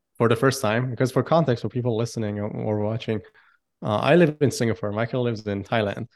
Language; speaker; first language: English; non-native, fluent; Persian